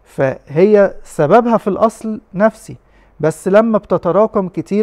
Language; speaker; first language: Arabic; native; Arabic